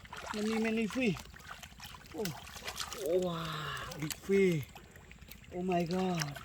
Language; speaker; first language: English; non-native, learner; Vietnamese